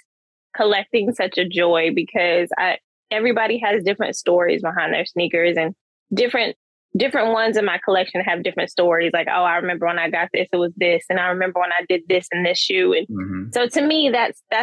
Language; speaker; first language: English; native; English